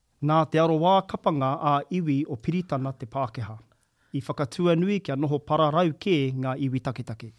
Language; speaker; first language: Māori; native; Māori